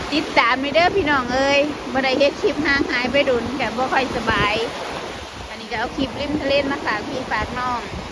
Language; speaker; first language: Thai; non-native, local second language; Northeastern Thai